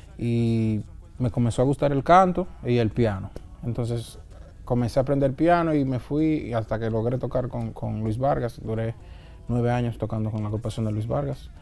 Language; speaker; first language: Spanish; early bilingual, heritage; Spanish